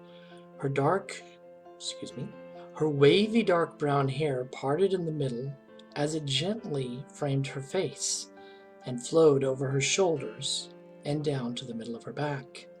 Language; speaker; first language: English; native; English